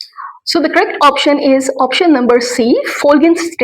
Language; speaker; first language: English; non-native, local second language; Urdu